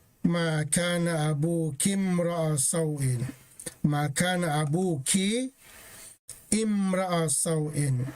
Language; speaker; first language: Arabic; non-native, fluent; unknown